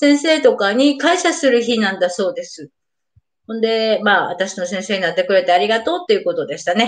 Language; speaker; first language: Japanese; native; Japanese